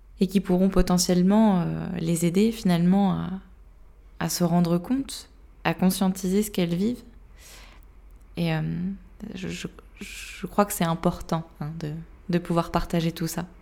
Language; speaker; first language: French; native; French